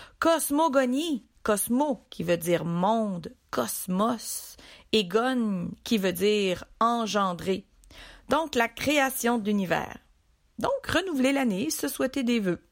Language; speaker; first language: French; native; French